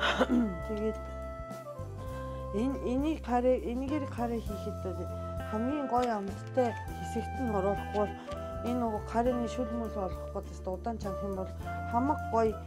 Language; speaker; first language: Mongolian; non-native, fluent; Japanese